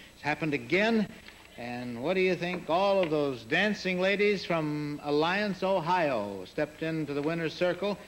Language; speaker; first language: English; native; English